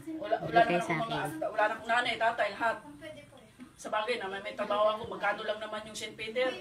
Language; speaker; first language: Filipino; non-native, local second language; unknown